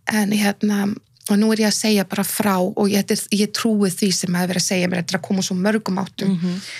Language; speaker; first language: Icelandic; non-native, fluent; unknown